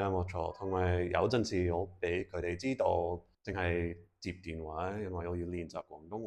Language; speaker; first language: Cantonese; non-native, fluent; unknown